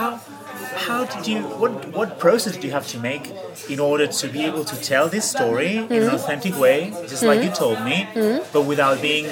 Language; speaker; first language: English; non-native, fluent; Catalan